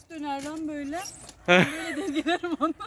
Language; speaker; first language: Turkish; native; Turkish